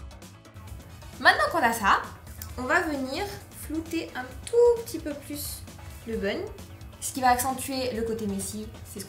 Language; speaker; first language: French; native; French